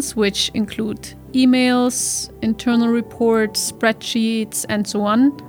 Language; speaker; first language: English; non-native, fluent; German